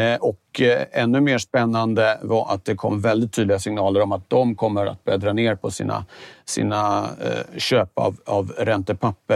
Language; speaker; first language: Swedish; native; Swedish